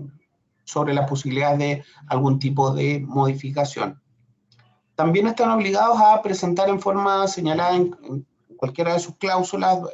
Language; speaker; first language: Spanish; native; Spanish